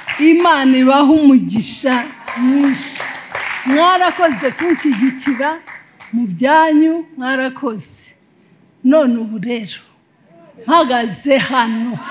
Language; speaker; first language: Kinyarwanda; native; Kinyarwanda